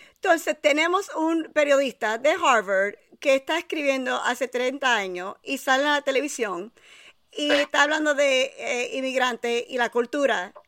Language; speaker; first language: Spanish; early bilingual, heritage; Spanish